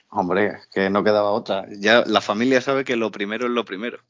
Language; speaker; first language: Spanish; native; Spanish